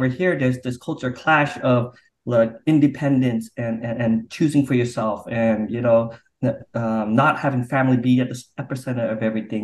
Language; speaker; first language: English; native; English